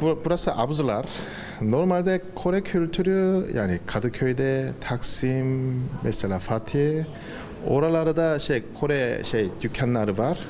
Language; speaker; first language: Turkish; non-native, learner; Korean